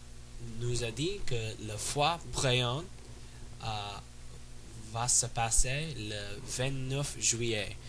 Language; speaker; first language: French; non-native, learner; English